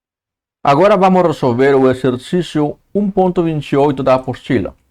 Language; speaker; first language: Portuguese; native; Portuguese